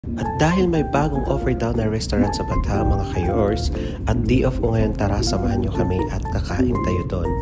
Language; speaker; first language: Filipino; non-native, local second language; Maranao